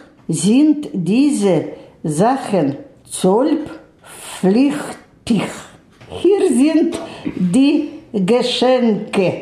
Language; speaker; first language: German; non-native, learner; Russian